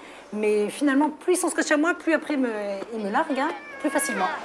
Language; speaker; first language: French; native; French